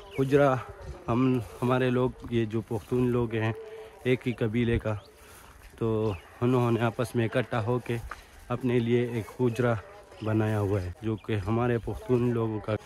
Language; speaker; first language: Urdu; non-native, local second language; Pashto